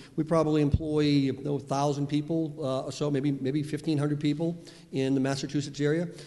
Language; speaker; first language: English; native; English